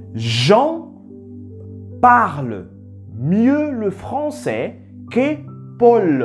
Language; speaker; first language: French; non-native, fluent; Portuguese